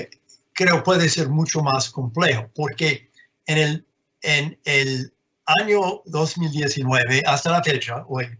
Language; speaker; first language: Spanish; non-native, fluent; English